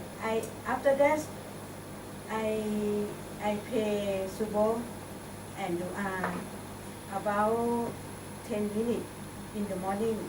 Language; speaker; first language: English; non-native, learner; Thai